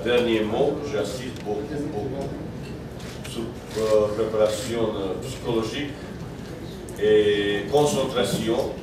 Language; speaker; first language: French; non-native, fluent; Bosnian